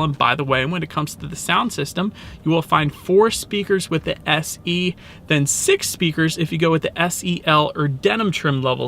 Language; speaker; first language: English; native; English